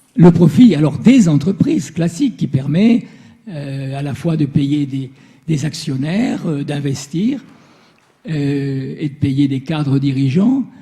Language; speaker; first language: French; native; French